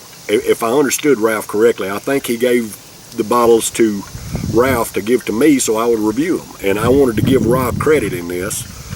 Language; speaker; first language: English; native; English